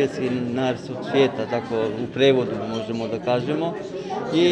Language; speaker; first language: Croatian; non-native, local second language; Albanian